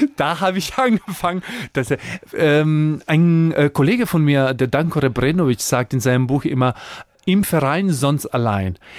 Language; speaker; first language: German; non-native, fluent; Croatian